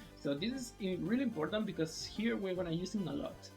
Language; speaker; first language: English; non-native, fluent; Spanish